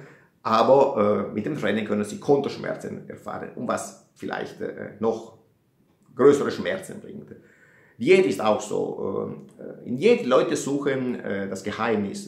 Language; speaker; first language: German; non-native, fluent; Italian